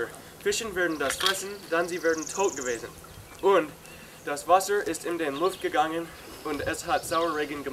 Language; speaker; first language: German; non-native, learner; English